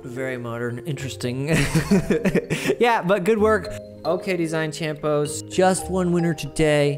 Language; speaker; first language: English; native; English